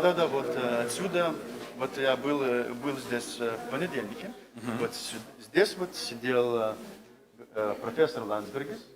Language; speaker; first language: Russian; non-native, fluent; Lithuanian